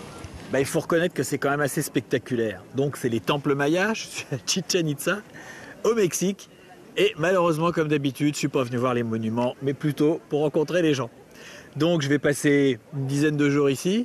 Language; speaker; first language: French; native; French